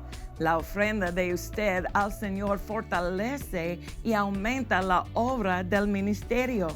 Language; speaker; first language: Spanish; non-native, fluent; English